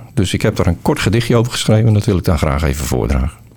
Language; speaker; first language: Dutch; native; Dutch